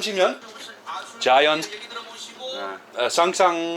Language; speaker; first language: Korean; non-native, learner; Dutch